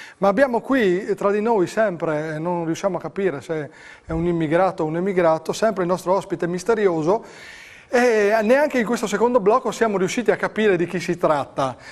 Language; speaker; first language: Italian; native; Italian